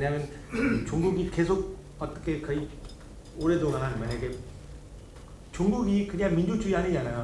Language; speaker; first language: Korean; non-native, learner; Hindi